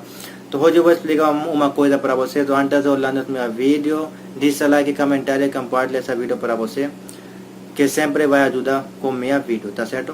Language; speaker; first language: Portuguese; non-native, learner; Hindi